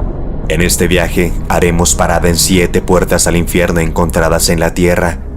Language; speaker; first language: Spanish; native; Spanish